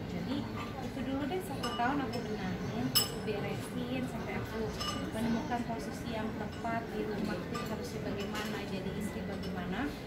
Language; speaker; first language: Indonesian; native; Indonesian